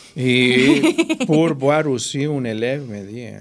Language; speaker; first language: French; non-native, fluent; Spanish